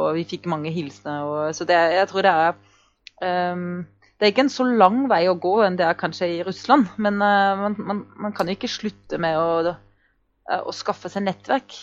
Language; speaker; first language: Norwegian; non-native, fluent; German